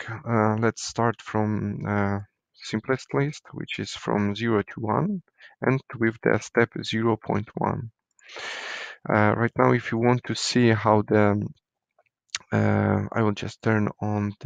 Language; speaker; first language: English; non-native, fluent; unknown